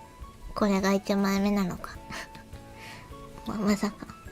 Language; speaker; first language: Japanese; native; Japanese